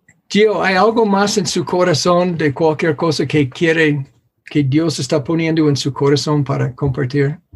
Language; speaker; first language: Spanish; non-native, fluent; English